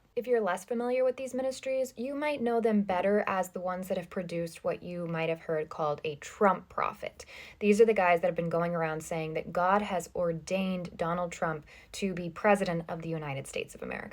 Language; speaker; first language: English; native; English